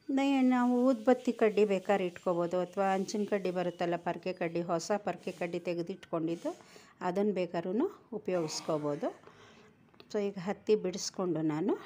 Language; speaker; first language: Kannada; non-native, local second language; Telugu